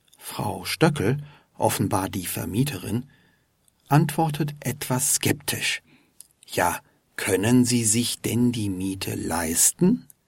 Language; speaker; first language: German; native; German